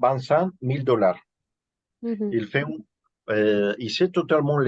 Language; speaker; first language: French; non-native, learner; Spanish